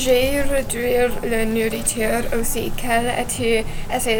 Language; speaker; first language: French; non-native, learner; English